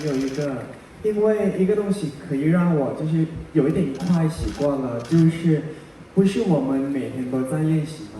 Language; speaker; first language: Chinese; non-native, fluent; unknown